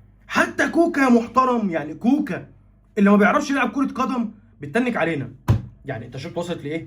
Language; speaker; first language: Arabic; native; Arabic